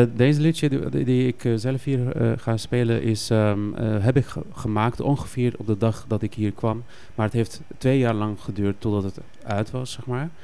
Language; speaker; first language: Dutch; non-native, fluent; Arabic